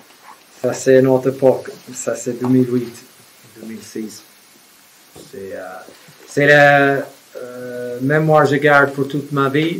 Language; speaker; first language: French; non-native, fluent; English